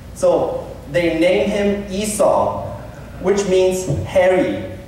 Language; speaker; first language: English; early bilingual, other home language; Chinese